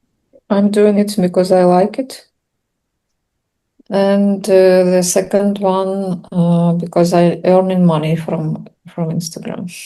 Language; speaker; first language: English; non-native, learner; Russian